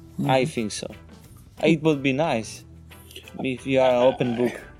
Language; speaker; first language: English; non-native, fluent; Portuguese